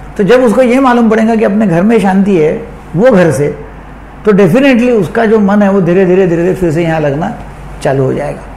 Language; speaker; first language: Hindi; non-native, local second language; Marathi